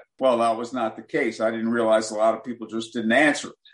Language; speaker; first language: English; native; English